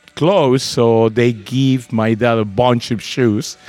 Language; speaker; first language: English; non-native, fluent; Spanish